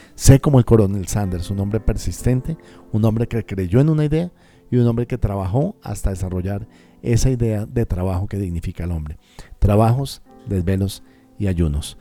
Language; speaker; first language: Spanish; native; Spanish